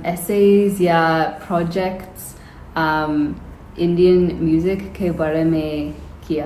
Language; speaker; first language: Hindi; non-native, learner; English